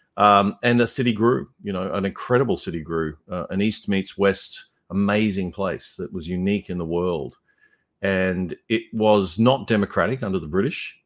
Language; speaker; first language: English; native; English